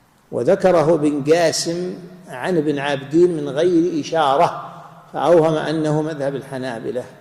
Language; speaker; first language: Arabic; native; Arabic